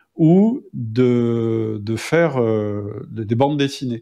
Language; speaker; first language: French; native; French